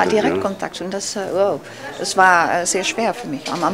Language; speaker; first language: German; non-native, learner; Dutch